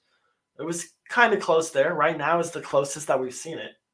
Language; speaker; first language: English; native; English